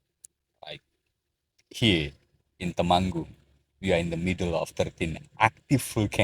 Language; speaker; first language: English; non-native, learner; Indonesian